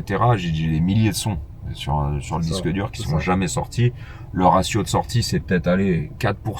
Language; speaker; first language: French; native; French